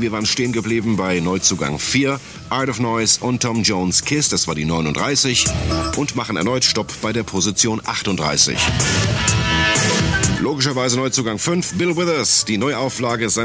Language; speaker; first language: German; native; German